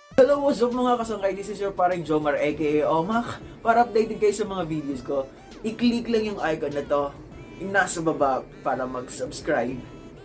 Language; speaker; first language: Filipino; non-native, local second language; Waray